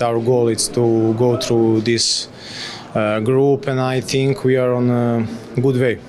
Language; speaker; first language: English; non-native, fluent; Polish